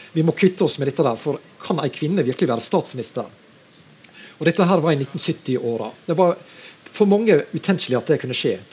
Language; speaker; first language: Norwegian; native; Norwegian